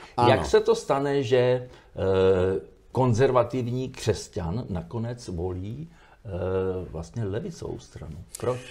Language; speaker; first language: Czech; native; Czech